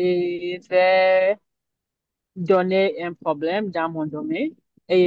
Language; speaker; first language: French; non-native, learner; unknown